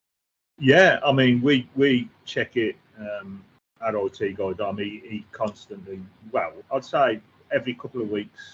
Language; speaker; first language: English; native; English